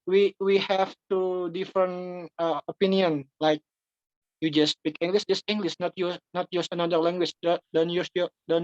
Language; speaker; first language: English; non-native, learner; Indonesian